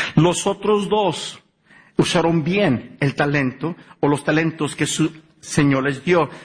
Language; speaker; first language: Spanish; early bilingual, heritage; Spanish